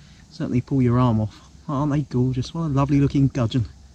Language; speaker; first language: English; native; English